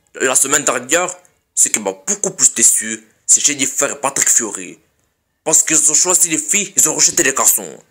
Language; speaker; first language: French; native; French